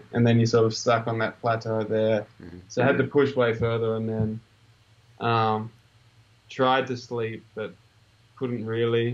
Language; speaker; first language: English; native; English